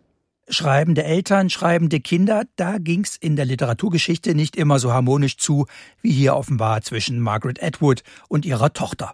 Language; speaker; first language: German; native; German